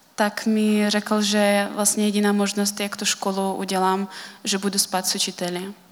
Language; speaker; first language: Czech; non-native, fluent; Russian